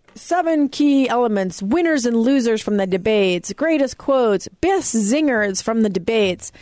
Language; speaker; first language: English; native; English